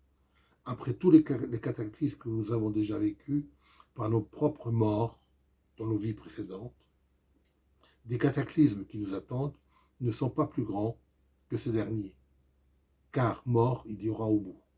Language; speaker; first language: French; native; French